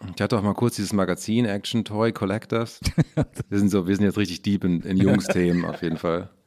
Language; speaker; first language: German; native; German